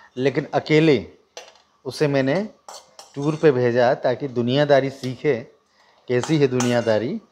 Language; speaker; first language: Hindi; native; Hindi